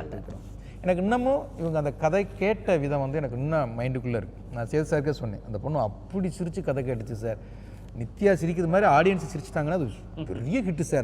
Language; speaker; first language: Tamil; native; Tamil